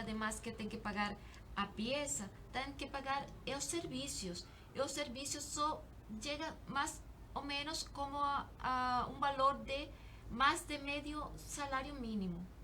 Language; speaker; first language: Portuguese; non-native, learner; Spanish